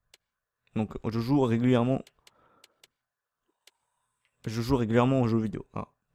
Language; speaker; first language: French; native; French